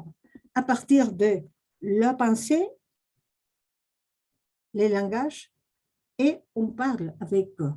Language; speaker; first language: French; non-native, fluent; Spanish